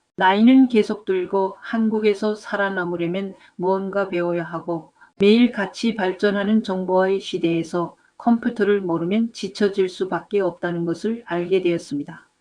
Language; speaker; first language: Korean; native; Korean